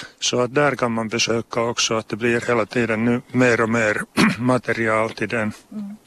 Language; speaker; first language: Swedish; non-native, local second language; Finnish